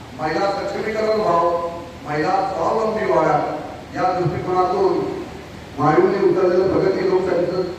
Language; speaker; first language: Marathi; native; Marathi